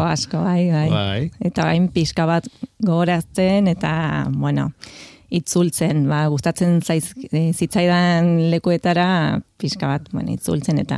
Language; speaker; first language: Basque; non-native, fluent; Spanish